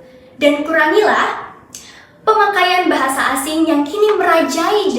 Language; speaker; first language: Indonesian; native; Indonesian